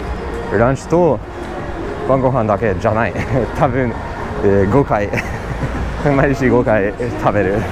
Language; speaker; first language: Japanese; non-native, learner; English